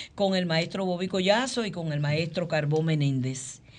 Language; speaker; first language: Spanish; early bilingual, heritage; Spanish